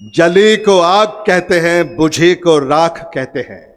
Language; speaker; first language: Hindi; non-native, local second language; Marathi